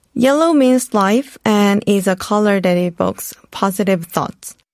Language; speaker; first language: English; non-native, fluent; Korean